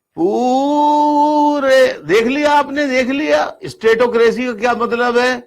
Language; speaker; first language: Urdu; native; Urdu